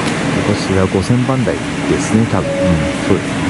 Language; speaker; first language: Japanese; native; Japanese